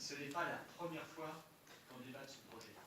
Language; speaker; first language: French; native; French